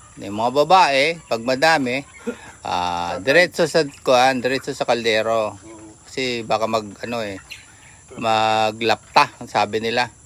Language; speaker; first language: Filipino; native; Filipino